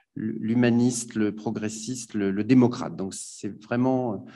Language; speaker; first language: French; native; French